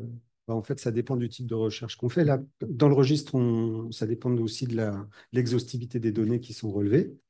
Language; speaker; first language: French; native; French